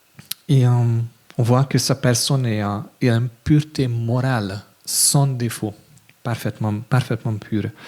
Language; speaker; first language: French; non-native, fluent; English